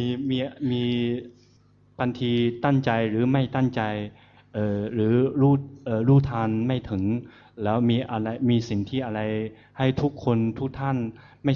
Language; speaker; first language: Thai; non-native, fluent; Chinese